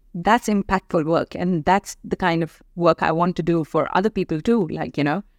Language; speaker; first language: English; non-native, local second language; Hindi